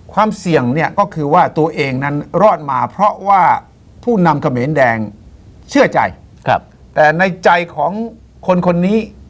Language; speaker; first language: Thai; native; Thai